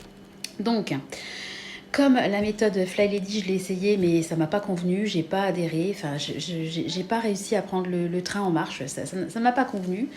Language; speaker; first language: French; native; French